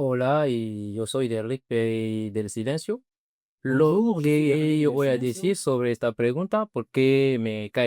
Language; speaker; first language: Spanish; non-native, learner; French